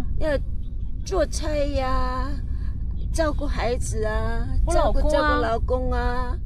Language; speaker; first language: Chinese; non-native, learner; Korean